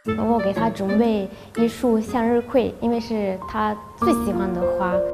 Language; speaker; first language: Chinese; non-native, fluent; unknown